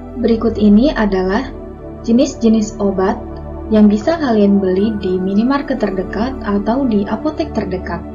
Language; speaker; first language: Indonesian; native; Indonesian